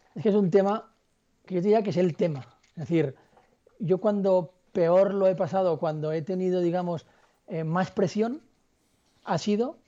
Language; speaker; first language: Spanish; native; Spanish